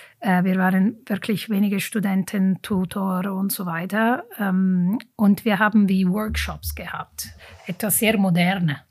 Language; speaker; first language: German; non-native, fluent; Italian